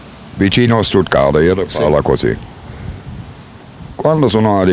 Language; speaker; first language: Italian; non-native, learner; German